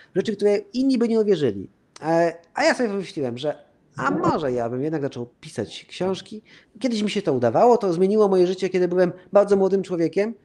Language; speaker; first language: Polish; early bilingual, heritage; Polish